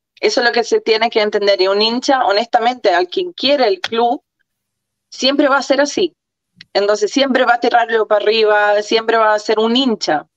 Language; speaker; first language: Spanish; early bilingual, other home language; Croatian